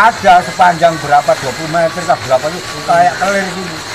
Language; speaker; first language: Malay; non-native, local second language; Javanese